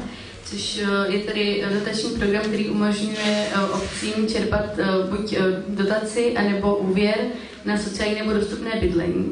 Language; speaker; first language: Czech; native; Czech